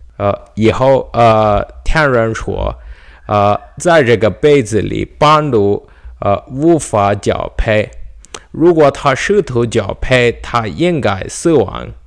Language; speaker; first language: Chinese; non-native, learner; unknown